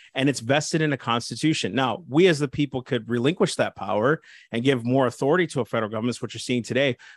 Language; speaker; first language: English; early bilingual, other home language; Spanish